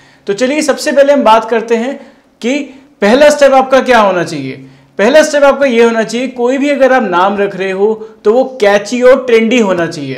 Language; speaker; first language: Hindi; native; Hindi